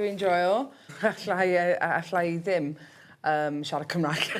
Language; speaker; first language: Welsh; non-native, learner; English